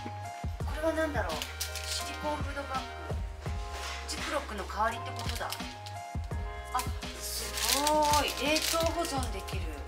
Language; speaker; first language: Japanese; native; Japanese